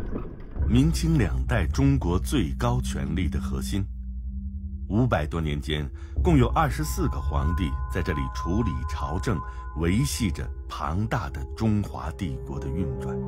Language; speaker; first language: Chinese; native; Chinese